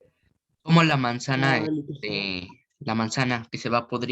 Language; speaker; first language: Spanish; native; Spanish